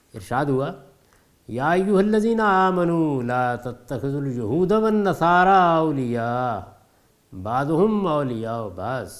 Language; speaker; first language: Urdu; native; Urdu